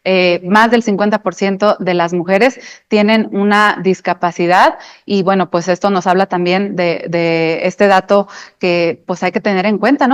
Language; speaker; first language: Spanish; native; Spanish